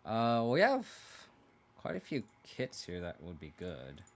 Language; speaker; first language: English; native; English